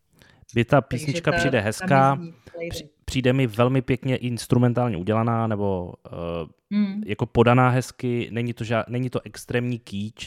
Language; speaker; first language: Czech; native; Czech